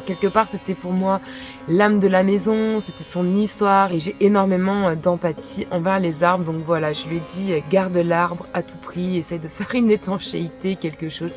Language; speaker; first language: French; native; French